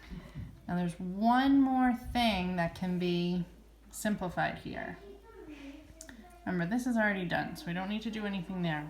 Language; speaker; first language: English; native; English